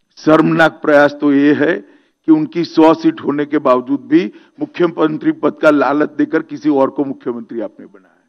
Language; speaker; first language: Hindi; non-native, local second language; Gujarati